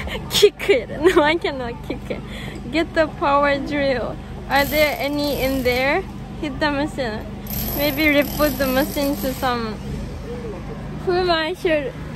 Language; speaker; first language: English; non-native, fluent; Japanese